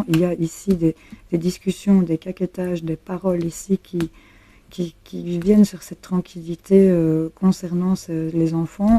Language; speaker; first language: French; native; French